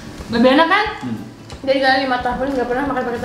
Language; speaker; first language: Indonesian; native; Indonesian